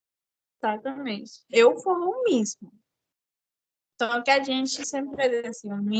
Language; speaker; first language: Portuguese; non-native, fluent; Spanish